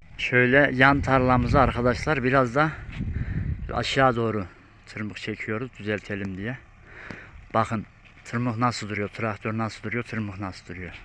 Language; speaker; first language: Turkish; native; Turkish